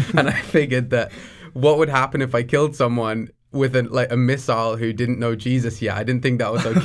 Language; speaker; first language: English; native; English